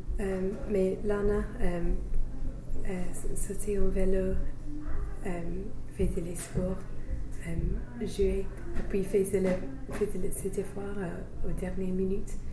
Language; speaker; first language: French; non-native, learner; English